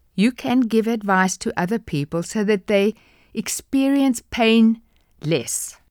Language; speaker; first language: English; native; English